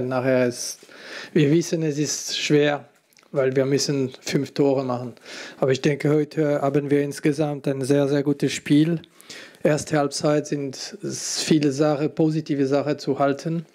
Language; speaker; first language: German; non-native, local second language; French